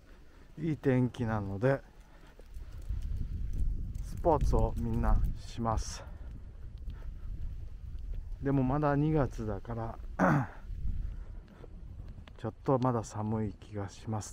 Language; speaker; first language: Japanese; non-native, learner; Indonesian